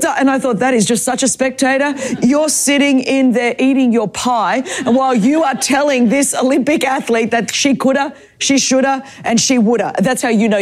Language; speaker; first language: English; non-native, local second language; Greek